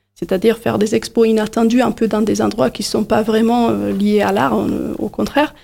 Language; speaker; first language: French; non-native, fluent; Hungarian